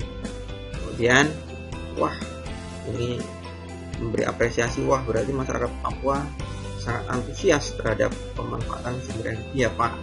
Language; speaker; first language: Indonesian; native; Indonesian